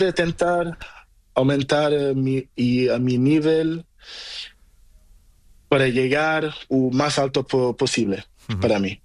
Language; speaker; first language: Spanish; non-native, learner; Portuguese